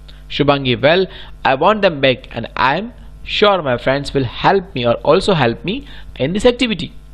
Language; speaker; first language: English; non-native, local second language; Gujarati